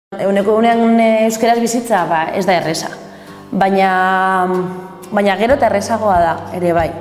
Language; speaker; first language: Basque; non-native, local second language; Spanish